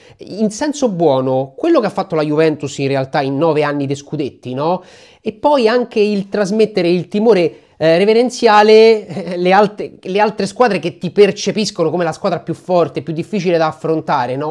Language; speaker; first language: Italian; native; Italian